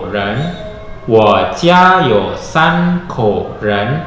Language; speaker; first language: Chinese; non-native, fluent; Indonesian